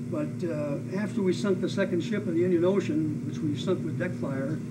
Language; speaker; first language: English; native; English